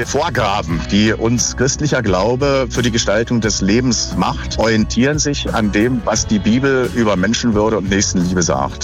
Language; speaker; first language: German; native; German